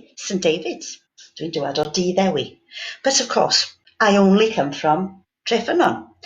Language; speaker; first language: Welsh; native; Welsh